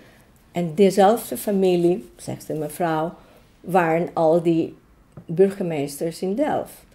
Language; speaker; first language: Dutch; non-native, fluent; Greek